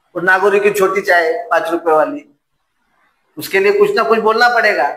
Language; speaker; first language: Hindi; non-native, local second language; Marathi